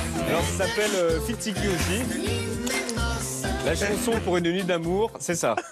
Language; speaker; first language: French; native; French